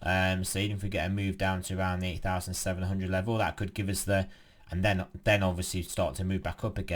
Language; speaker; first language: English; native; English